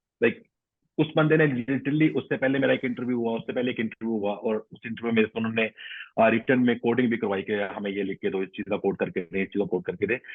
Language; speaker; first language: Urdu; non-native, local second language; Punjabi